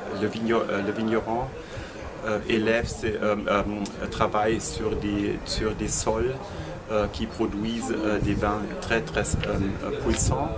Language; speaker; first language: French; non-native, fluent; German